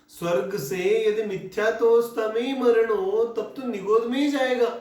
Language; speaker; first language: Hindi; non-native, local second language; Kannada